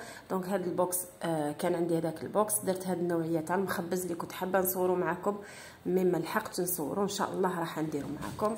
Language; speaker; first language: Arabic; native; Arabic